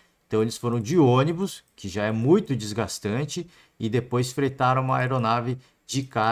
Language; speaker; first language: Portuguese; native; Portuguese